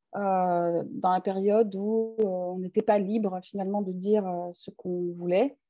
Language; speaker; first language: French; non-native, fluent; Russian